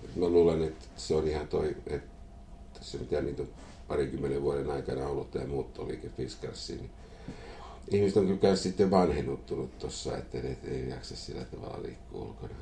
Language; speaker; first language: Finnish; native; Finnish